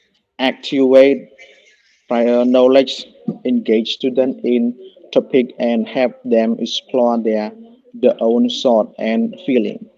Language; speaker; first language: English; non-native, learner; Khmer